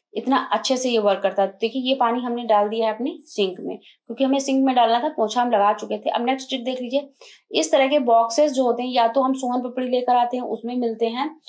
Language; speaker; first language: Hindi; native; Hindi